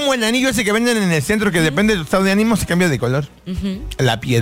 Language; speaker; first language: Spanish; native; Spanish